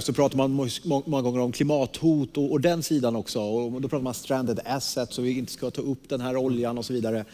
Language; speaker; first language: Swedish; native; Swedish